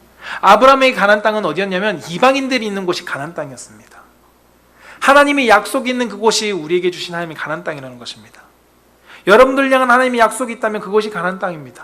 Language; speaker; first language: Korean; native; Korean